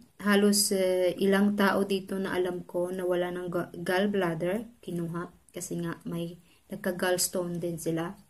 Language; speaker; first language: Filipino; non-native, local second language; Cebuano